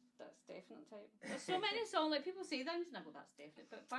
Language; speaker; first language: English; native; English